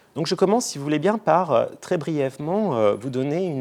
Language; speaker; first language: French; native; French